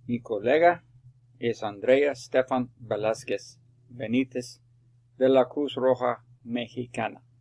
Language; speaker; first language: Spanish; non-native, fluent; English